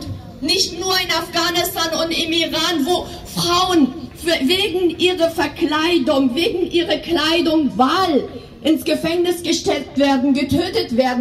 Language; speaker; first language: German; non-native, fluent; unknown